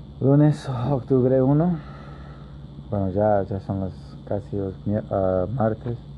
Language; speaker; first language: Spanish; non-native, learner; English